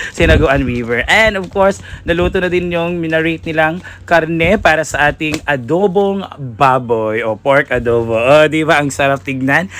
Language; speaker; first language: Filipino; non-native, local second language; Cebuano